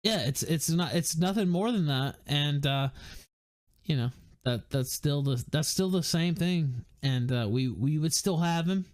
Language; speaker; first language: English; native; English